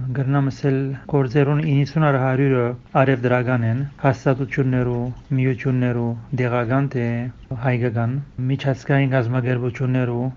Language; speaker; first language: Armenian; early bilingual, heritage; Armenian